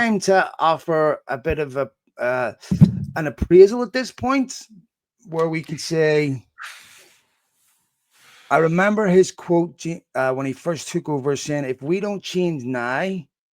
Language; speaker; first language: English; native; English